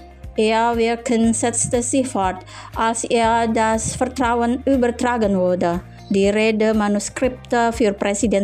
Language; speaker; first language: German; non-native, fluent; Indonesian